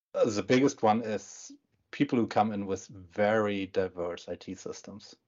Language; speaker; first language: English; non-native, fluent; German